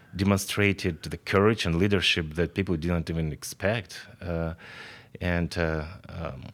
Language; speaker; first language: English; non-native, fluent; Ukrainian